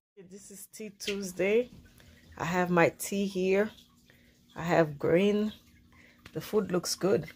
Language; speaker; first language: English; non-native, fluent; Haitian Creole